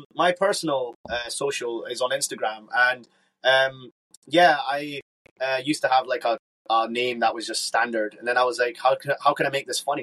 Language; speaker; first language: English; native; English